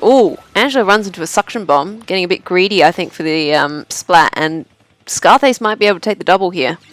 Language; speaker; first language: English; native; English